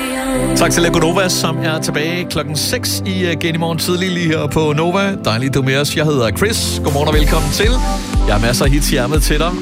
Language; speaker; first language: Danish; native; Danish